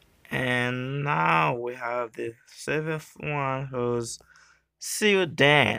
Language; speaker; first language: English; non-native, learner; Haitian Creole